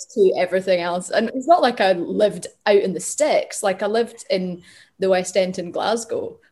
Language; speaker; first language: English; native; English